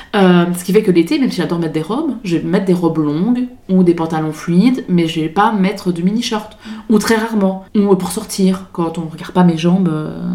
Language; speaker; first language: French; native; French